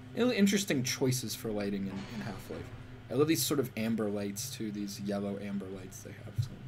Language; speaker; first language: English; native; English